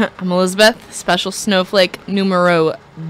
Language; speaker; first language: English; native; English